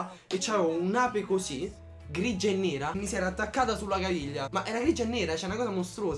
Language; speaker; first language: Italian; early bilingual, other home language; Polish